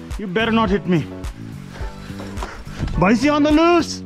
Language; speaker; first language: English; non-native, local second language; Nepali